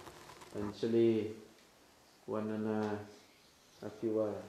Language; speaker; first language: Russian; non-native, fluent; Thai